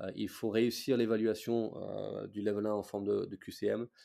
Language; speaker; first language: French; non-native, fluent; English